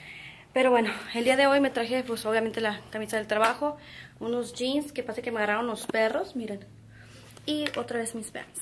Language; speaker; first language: Spanish; early bilingual, heritage; Spanish